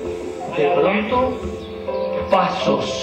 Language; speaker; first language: Spanish; native; Spanish